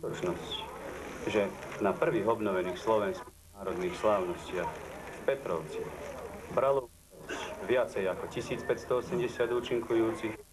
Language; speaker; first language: Slovak; native; Slovak